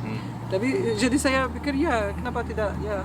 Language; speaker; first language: Indonesian; non-native, fluent; Arabic